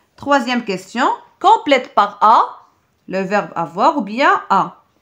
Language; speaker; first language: French; non-native, local second language; Arabic